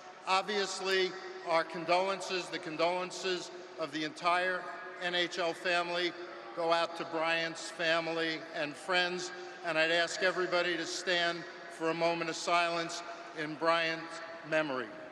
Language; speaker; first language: English; native; English